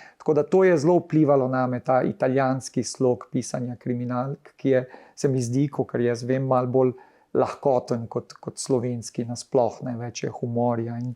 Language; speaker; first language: Slovenian; early bilingual, heritage; Slovenian